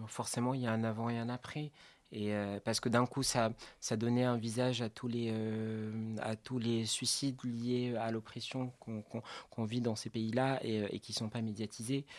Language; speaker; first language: French; non-native, local second language; Arabic